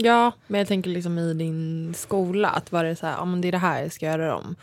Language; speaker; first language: Swedish; native; Swedish